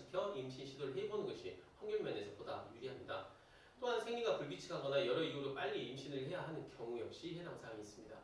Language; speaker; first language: Korean; native; Korean